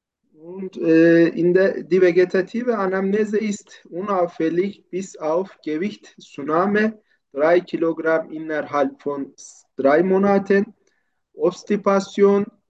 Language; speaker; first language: German; non-native, learner; Turkish